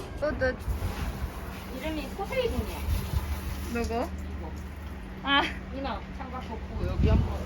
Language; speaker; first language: Korean; native; Korean